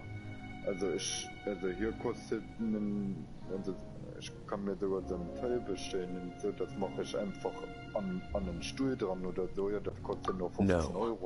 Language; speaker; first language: German; native; German